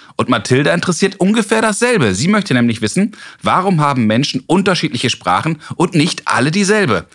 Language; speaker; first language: German; native; German